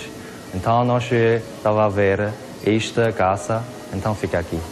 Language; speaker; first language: Portuguese; non-native, learner; Korean